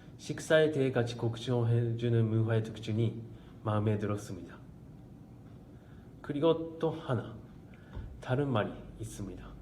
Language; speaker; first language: Korean; non-native, learner; Japanese